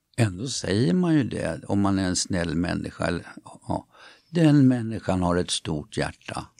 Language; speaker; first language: Swedish; non-native, fluent; German